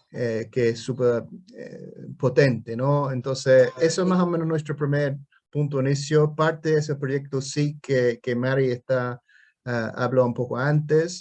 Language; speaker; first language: Spanish; non-native, fluent; English